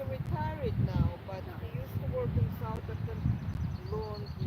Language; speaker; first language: English; non-native, learner; Russian